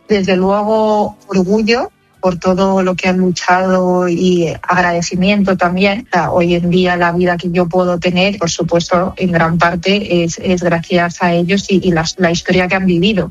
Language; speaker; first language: Spanish; native; Spanish